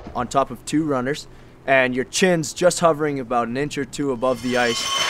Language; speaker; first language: English; native; English